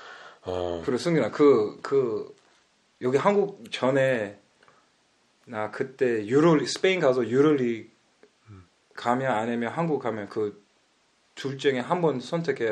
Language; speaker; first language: Korean; early bilingual, heritage; English